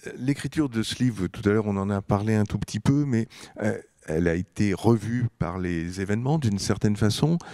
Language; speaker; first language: French; native; French